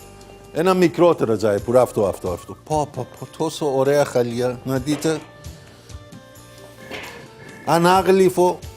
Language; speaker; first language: Greek; non-native, learner; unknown